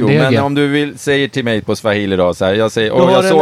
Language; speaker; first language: Swedish; native; Swedish